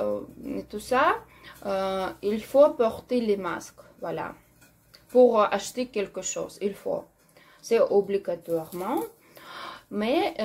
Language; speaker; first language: French; non-native, learner; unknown